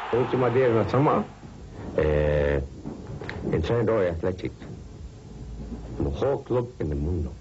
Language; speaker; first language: Spanish; non-native, learner; English